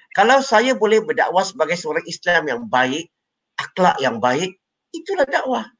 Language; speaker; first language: Malay; non-native, local second language; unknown